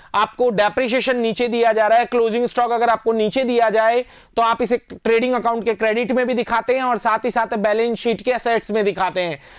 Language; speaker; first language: Hindi; native; Hindi